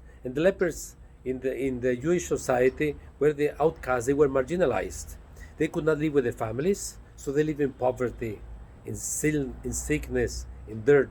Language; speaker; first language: English; non-native, fluent; Spanish